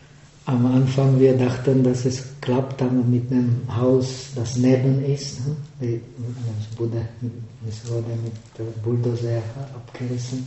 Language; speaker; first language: German; non-native, fluent; Czech